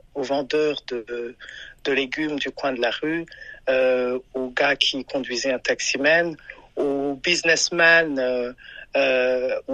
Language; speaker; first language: French; non-native, local second language; Rundi